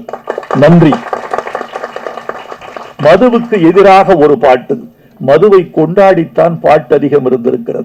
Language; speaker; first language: Tamil; native; Tamil